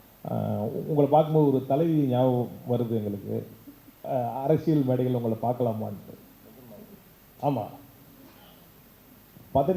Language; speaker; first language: Tamil; native; Tamil